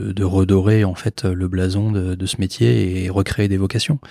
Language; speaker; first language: French; native; French